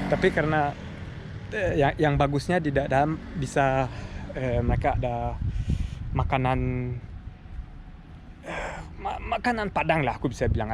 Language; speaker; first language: Indonesian; early bilingual, heritage; German